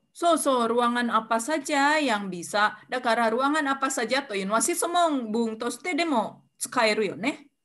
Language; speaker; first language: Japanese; non-native, fluent; Indonesian